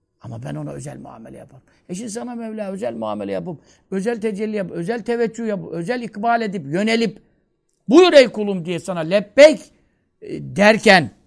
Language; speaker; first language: Turkish; native; Turkish